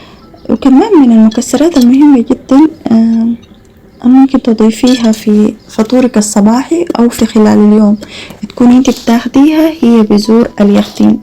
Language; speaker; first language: Arabic; native; Arabic